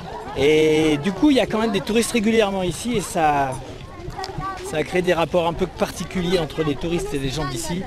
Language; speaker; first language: French; native; French